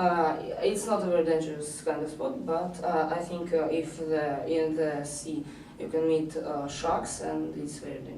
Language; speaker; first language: English; non-native, learner; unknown